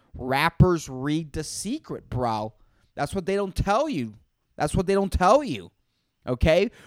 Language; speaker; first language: English; non-native, fluent; Spanish